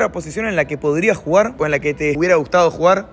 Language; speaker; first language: Spanish; native; Spanish